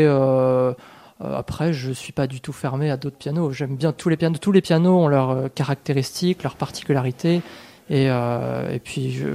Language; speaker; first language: French; native; French